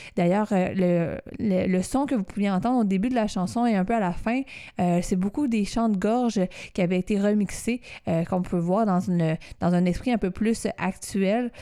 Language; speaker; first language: French; native; French